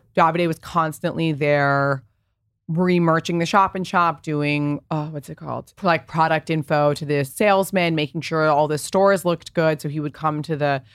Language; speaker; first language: English; early bilingual, other home language; Italian